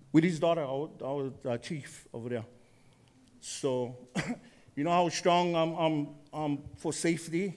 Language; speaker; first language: English; native; English